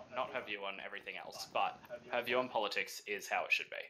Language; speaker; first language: English; native; English